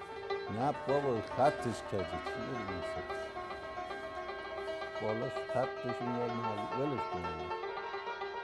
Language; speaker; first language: Greek; non-native, fluent; Persian